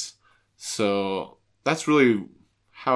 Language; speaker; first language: English; native; English